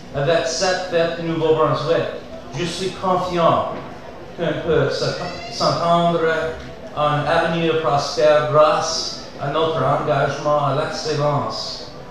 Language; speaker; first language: French; non-native, fluent; English